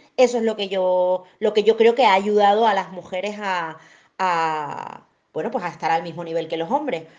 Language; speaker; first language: Spanish; native; Spanish